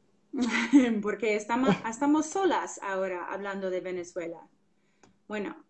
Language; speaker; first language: Spanish; non-native, fluent; English